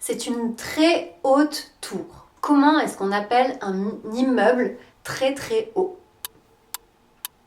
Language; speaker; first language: French; native; French